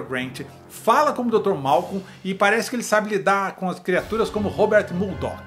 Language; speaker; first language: Portuguese; native; Portuguese